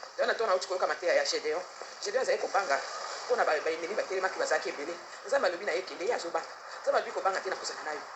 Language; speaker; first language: Lingala; non-native, local second language; Kituba (Democratic Republic of Congo)